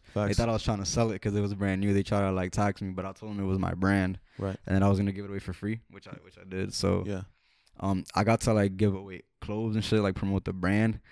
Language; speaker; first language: English; native; English